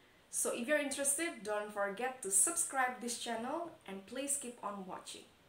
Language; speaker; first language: English; non-native, fluent; Indonesian